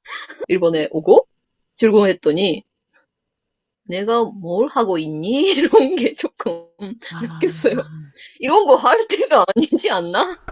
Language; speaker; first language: Korean; non-native, fluent; Japanese